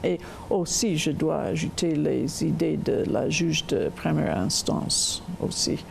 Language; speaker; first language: French; non-native, local second language; English